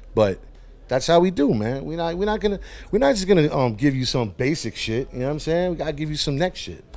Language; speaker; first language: English; native; English